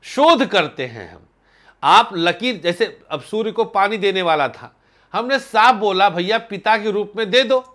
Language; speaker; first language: Hindi; native; Hindi